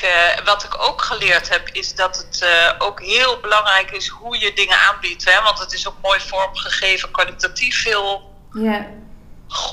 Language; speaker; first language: Dutch; native; Dutch